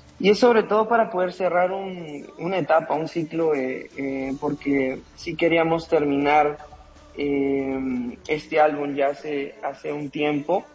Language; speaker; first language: Spanish; native; Spanish